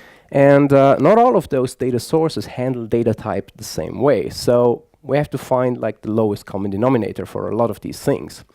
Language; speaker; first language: English; non-native, fluent; German